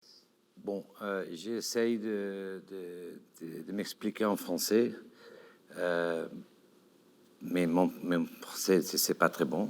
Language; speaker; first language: French; non-native, learner; Catalan